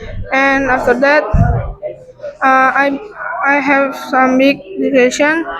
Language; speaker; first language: English; non-native, learner; Indonesian